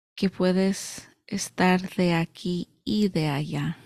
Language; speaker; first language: Spanish; early bilingual, other home language; English